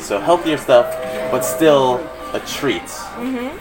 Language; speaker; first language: English; native; English